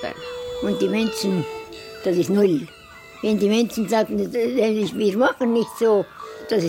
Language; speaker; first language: German; non-native, learner; Estonian